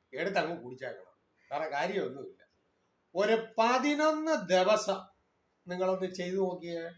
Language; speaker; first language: Malayalam; non-native, local second language; Tamil